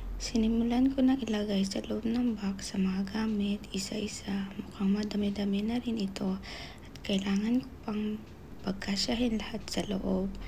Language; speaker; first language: Filipino; native; Filipino